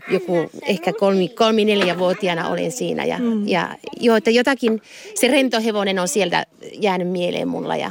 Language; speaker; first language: Finnish; native; Finnish